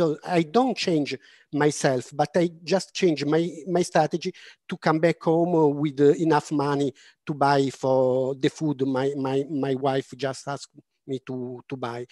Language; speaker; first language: English; non-native, fluent; Italian